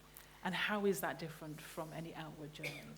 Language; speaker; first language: English; native; English